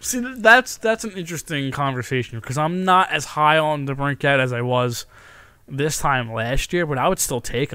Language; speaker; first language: English; native; English